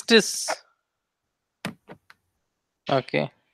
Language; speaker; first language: German; non-native, learner; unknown